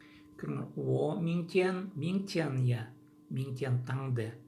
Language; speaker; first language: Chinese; non-native, learner; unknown